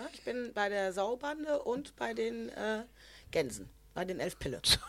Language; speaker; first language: German; native; German